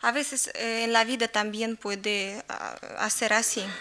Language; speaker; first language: Spanish; non-native, learner; Russian